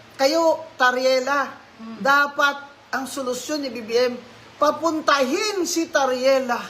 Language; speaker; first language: Filipino; non-native, local second language; Hiligaynon